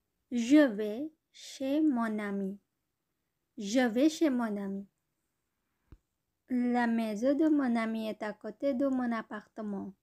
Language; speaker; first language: French; non-native, learner; Bangla